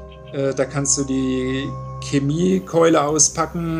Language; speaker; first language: German; native; German